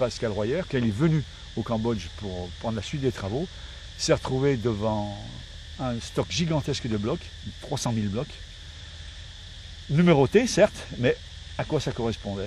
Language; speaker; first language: French; native; French